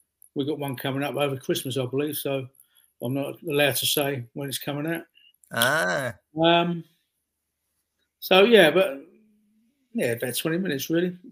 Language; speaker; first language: English; native; English